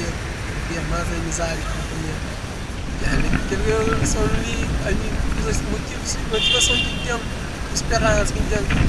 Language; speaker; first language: Portuguese; non-native, learner; Kabuverdianu